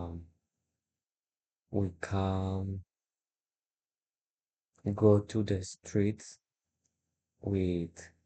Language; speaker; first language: English; non-native, learner; Spanish